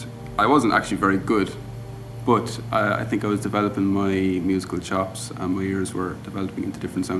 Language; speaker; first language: English; native; English